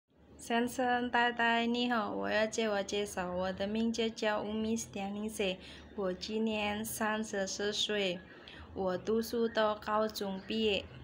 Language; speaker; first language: Chinese; non-native, learner; Indonesian